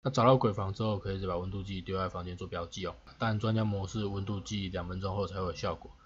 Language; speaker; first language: Chinese; native; Chinese